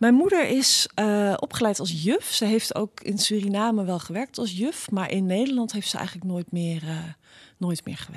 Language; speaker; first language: Dutch; native; Dutch